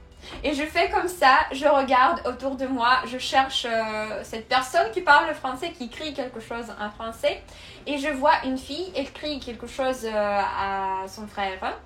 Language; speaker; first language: French; non-native, fluent; Russian